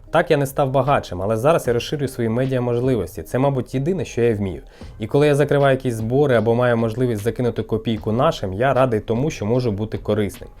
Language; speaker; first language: Ukrainian; non-native, local second language; Russian